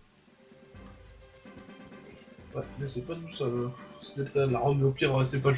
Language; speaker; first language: French; native; French